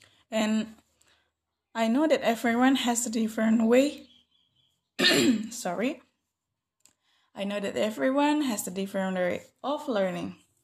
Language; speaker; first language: English; non-native, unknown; Indonesian